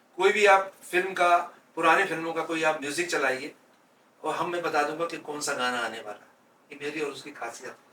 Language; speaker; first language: Hindi; native; Hindi